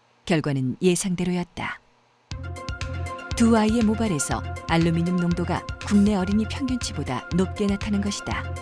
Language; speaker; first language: Korean; native; Korean